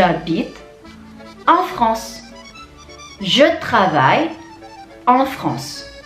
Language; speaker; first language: French; non-native, fluent; Indonesian